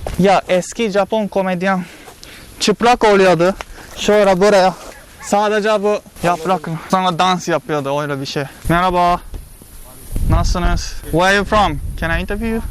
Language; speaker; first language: Turkish; non-native, fluent; Japanese